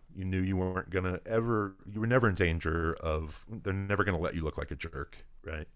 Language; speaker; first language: English; native; English